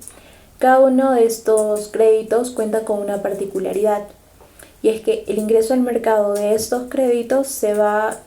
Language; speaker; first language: Spanish; native; Spanish